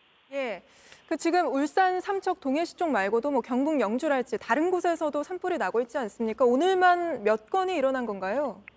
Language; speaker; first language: Korean; native; Korean